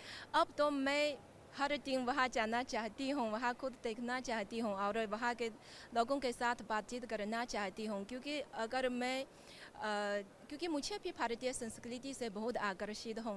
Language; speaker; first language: Hindi; non-native, fluent; Chinese